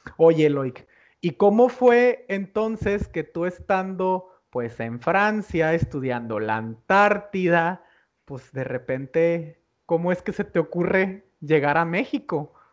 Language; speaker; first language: Spanish; native; Spanish